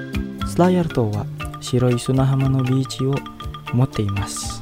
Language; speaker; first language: Japanese; non-native, fluent; Indonesian